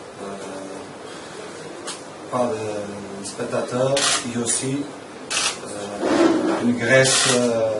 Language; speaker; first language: French; non-native, learner; Portuguese